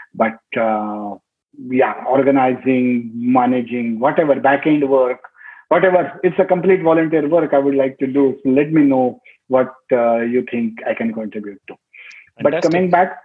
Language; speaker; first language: English; non-native, local second language; Marathi